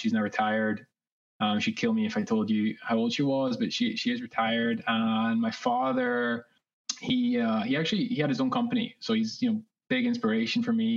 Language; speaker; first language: English; native; English